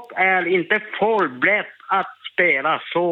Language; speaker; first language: Swedish; non-native, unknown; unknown